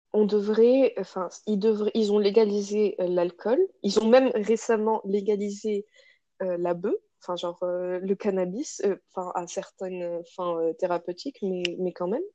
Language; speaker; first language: French; non-native, local second language; Arabic